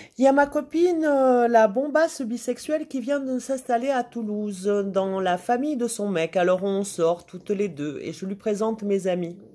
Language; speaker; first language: French; native; French